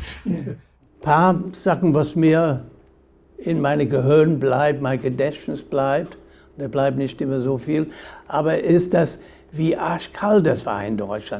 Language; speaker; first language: German; non-native, fluent; English